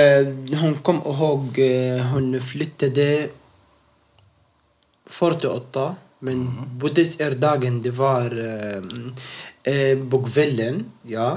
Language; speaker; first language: Swedish; non-native, local second language; Arabic